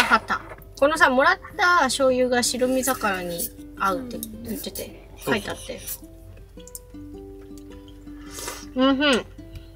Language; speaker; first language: Japanese; native; Japanese